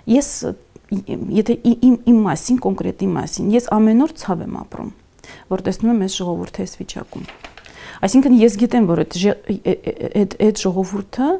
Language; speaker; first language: Armenian; native; Armenian